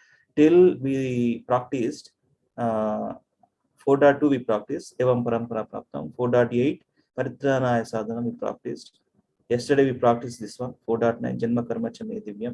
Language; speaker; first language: English; non-native, local second language; Telugu